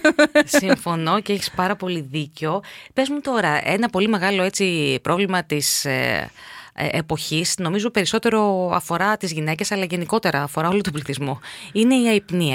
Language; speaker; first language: Greek; native; Greek